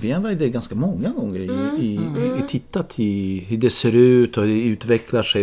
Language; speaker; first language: Swedish; non-native, fluent; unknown